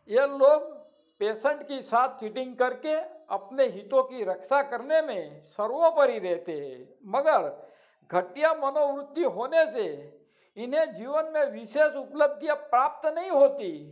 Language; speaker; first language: Hindi; non-native, local second language; Gujarati